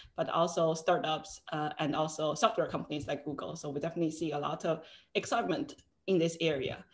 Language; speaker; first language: English; non-native, fluent; Chinese